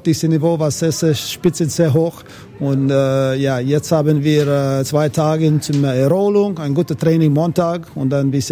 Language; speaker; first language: German; non-native, fluent; English